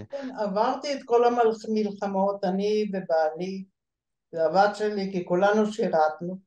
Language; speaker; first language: Hebrew; early bilingual, other home language; Bulgarian